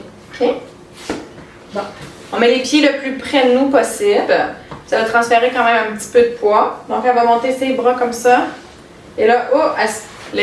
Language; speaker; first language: French; native; French